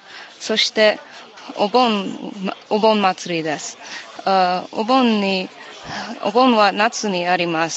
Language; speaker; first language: Japanese; non-native, learner; English